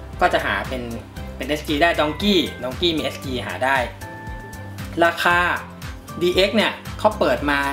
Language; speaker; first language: Thai; native; Thai